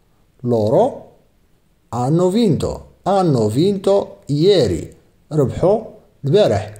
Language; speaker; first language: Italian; non-native, fluent; Arabic